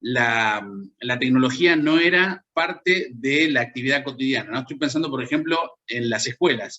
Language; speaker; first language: Spanish; native; Spanish